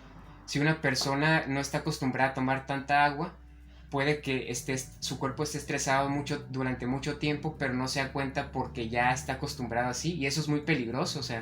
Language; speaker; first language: Spanish; native; Spanish